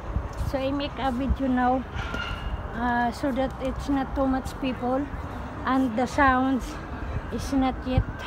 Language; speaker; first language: English; non-native, local second language; Filipino